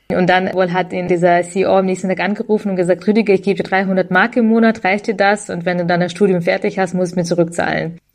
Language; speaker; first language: German; early bilingual, other home language; Russian